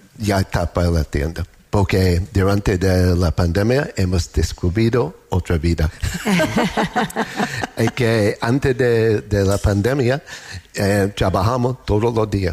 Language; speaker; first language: Spanish; non-native, learner; English